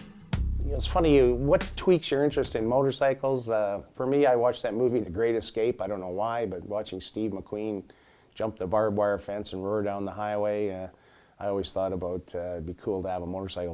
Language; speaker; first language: English; native; English